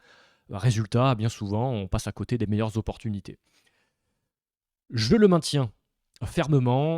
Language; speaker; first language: French; native; French